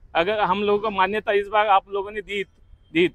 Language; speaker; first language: Hindi; non-native, local second language; Marathi